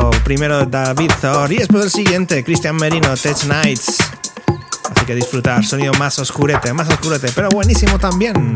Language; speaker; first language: Spanish; native; Spanish